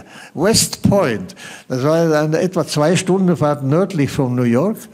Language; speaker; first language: German; non-native, fluent; Swedish